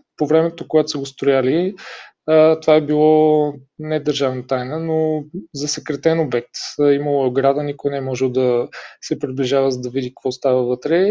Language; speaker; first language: Bulgarian; native; Bulgarian